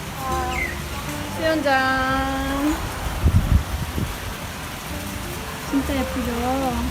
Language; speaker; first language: Korean; non-native, fluent; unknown